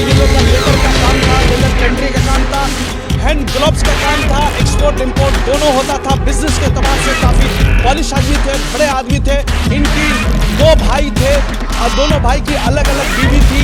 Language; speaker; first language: Hindi; native; Hindi